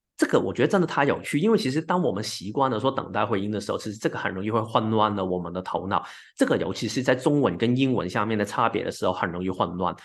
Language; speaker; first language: Chinese; non-native, local second language; Cantonese